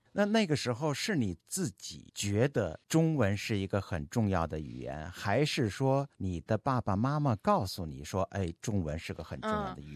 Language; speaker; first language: Chinese; native; Chinese